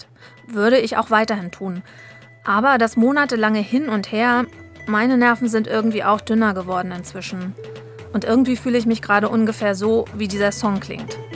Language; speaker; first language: German; native; German